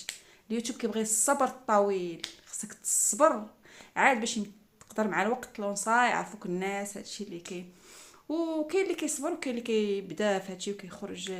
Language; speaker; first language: Arabic; native; Arabic